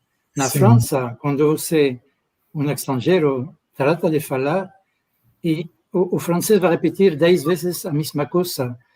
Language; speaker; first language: Portuguese; non-native, fluent; French